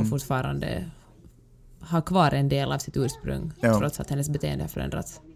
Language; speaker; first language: Swedish; native; Swedish